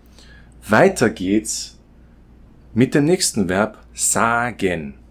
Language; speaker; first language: German; non-native, fluent; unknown